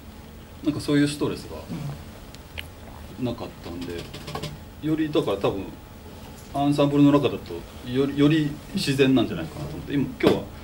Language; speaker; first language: Japanese; native; Japanese